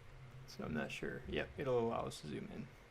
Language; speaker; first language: English; native; English